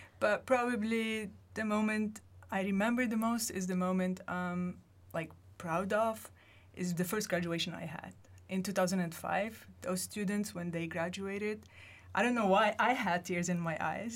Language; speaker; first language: English; non-native, fluent; Arabic